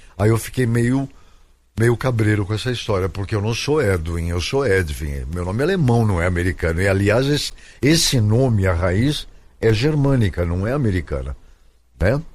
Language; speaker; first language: Portuguese; native; Portuguese